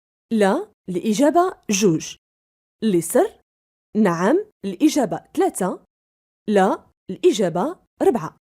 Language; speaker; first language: Arabic; native; Arabic